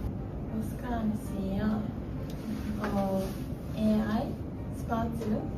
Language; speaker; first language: Danish; non-native, learner; Japanese